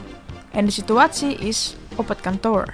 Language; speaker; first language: Dutch; non-native, learner; Indonesian